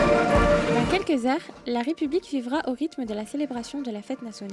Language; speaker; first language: French; native; French